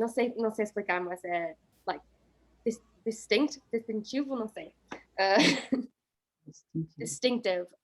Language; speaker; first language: Portuguese; non-native, fluent; English